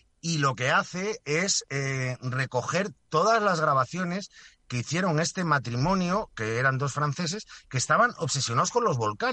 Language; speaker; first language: Spanish; native; Spanish